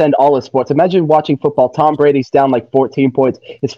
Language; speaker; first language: English; native; English